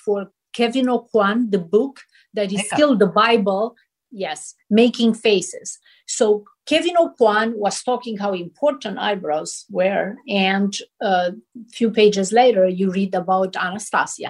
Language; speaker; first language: English; non-native, fluent; Romanian